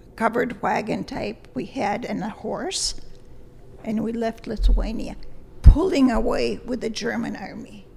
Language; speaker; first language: English; early bilingual, other home language; Lithuanian